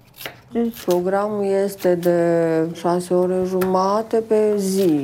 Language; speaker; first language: German; non-native, learner; Romanian